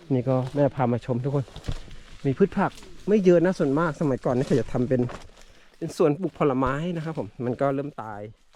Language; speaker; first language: Thai; non-native, local second language; Karen languages